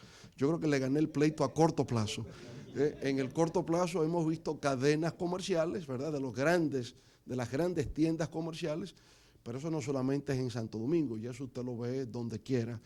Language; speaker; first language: Spanish; native; Spanish